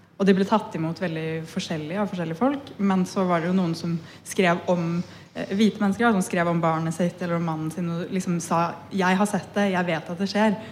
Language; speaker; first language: Norwegian; early bilingual, other home language; Punjabi